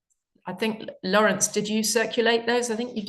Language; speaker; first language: English; native; English